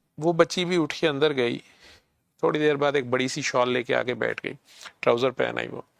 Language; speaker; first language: Urdu; native; Urdu